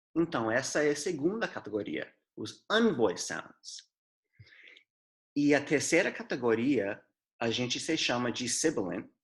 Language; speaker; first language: Portuguese; non-native, fluent; English